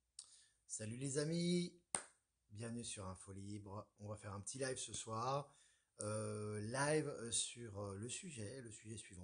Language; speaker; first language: French; native; French